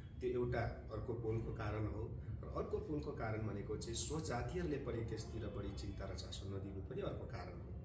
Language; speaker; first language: Nepali; non-native, local second language; Limburgish